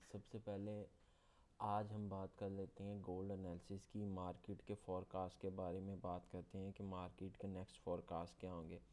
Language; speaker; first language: Urdu; non-native, local second language; Punjabi